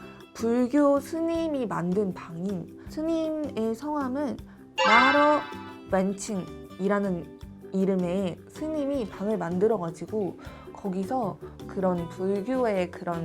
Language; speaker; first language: Korean; non-native, fluent; Mongolian